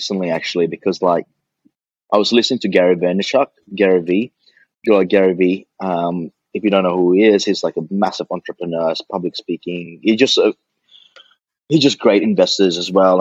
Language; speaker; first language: English; early bilingual, other home language; Indonesian